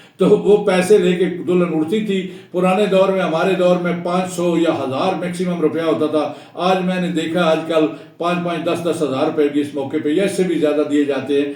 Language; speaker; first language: Urdu; non-native, local second language; Punjabi